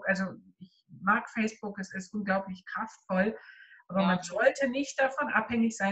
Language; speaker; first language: German; native; German